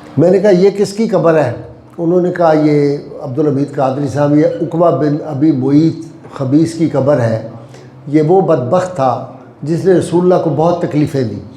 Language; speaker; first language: Urdu; non-native, local second language; Punjabi